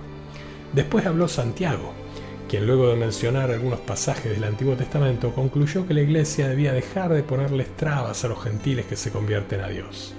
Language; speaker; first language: Spanish; native; Spanish